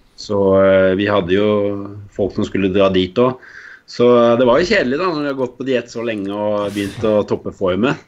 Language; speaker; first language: Norwegian; native; Norwegian